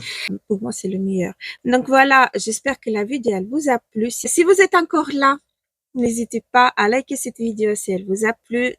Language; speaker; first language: French; non-native, fluent; Ukrainian